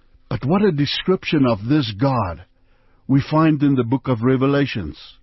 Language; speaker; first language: English; non-native, local second language; Afrikaans